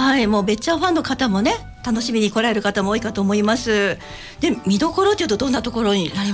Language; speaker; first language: Japanese; native; Japanese